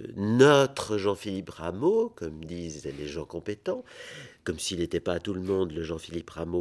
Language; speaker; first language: French; native; French